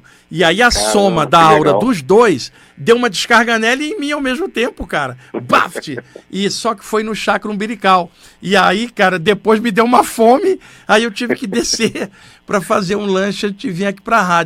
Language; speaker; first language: Portuguese; native; Portuguese